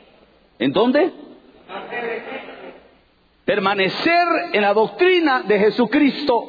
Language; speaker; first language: Spanish; native; Spanish